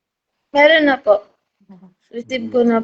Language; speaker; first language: Filipino; native; Filipino